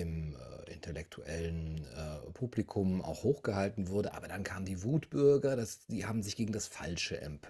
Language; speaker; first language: German; native; German